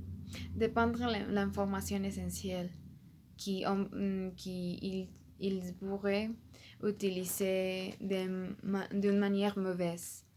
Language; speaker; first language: French; non-native, learner; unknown